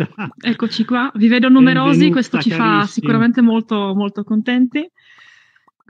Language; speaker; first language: Italian; non-native, fluent; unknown